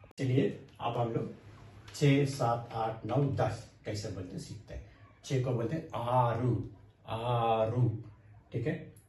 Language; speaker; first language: Hindi; non-native, local second language; Kannada